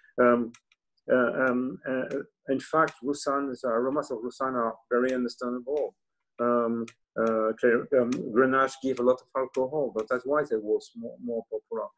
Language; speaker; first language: English; non-native, learner; French